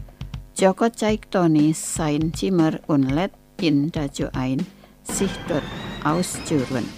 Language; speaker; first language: German; non-native, fluent; Indonesian